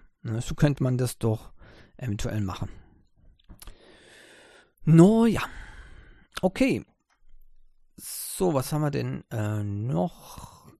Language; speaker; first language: German; native; German